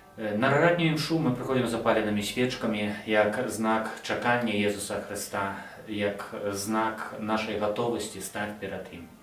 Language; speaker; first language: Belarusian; non-native, local second language; Russian